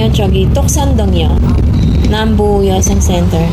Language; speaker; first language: Korean; non-native, learner; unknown